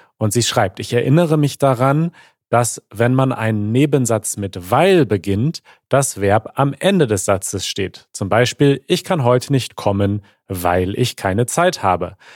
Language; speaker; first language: German; native; German